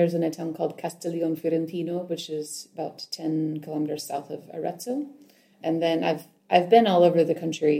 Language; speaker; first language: English; native; English